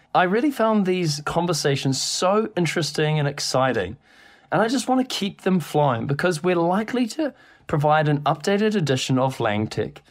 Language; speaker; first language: English; native; English